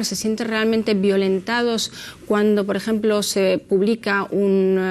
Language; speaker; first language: Spanish; native; Spanish